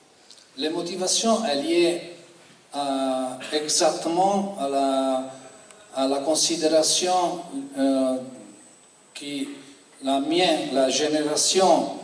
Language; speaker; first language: French; non-native, learner; Italian